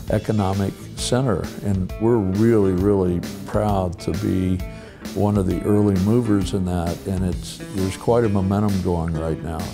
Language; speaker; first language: English; native; English